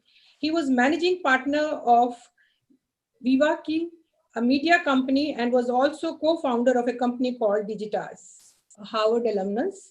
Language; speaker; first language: English; non-native, local second language; Hindi